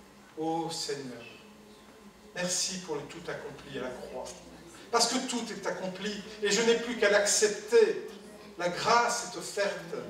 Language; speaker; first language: French; native; French